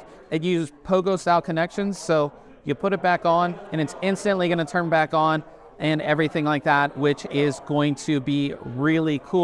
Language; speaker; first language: English; native; English